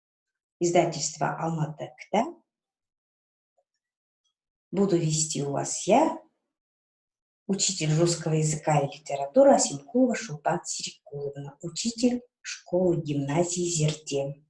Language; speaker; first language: Russian; non-native, local second language; Kazakh